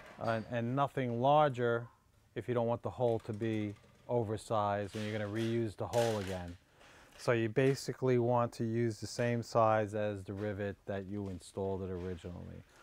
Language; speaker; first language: English; native; English